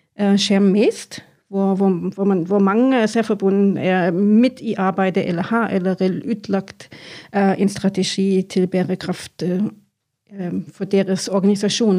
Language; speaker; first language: Norwegian; non-native, fluent; German